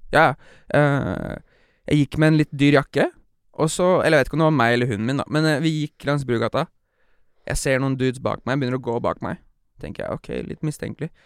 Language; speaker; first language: Norwegian; native; Norwegian